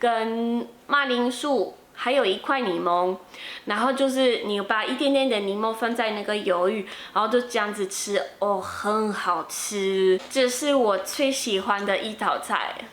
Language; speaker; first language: Chinese; non-native, fluent; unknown